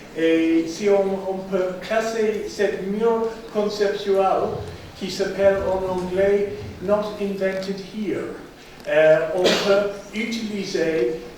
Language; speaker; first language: French; non-native, fluent; English